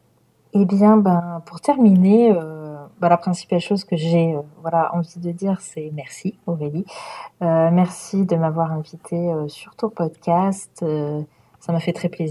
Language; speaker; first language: French; native; French